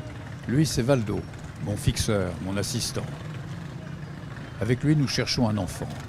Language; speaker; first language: French; native; French